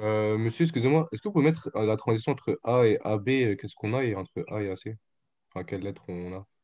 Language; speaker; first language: French; native; French